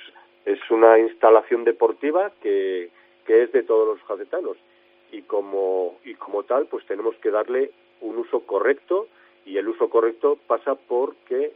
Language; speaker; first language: Spanish; native; Spanish